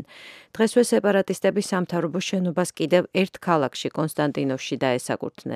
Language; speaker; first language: Georgian; native; Georgian